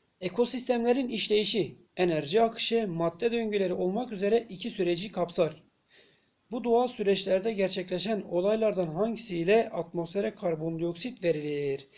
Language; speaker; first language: Turkish; native; Turkish